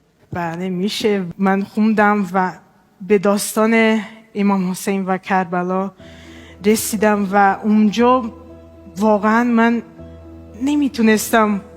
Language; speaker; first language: Persian; non-native, fluent; Portuguese